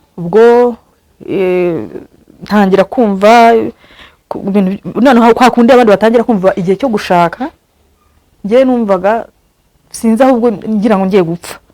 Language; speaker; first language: Kinyarwanda; early bilingual, heritage; Kinyarwanda